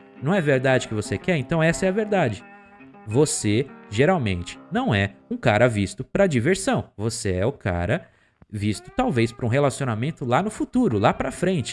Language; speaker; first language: Portuguese; native; Portuguese